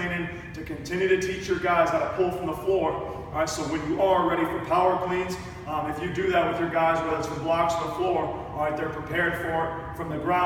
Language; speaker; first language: English; native; English